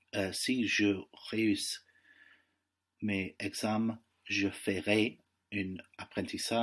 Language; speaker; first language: French; non-native, fluent; English